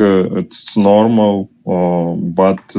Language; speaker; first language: English; non-native, learner; Russian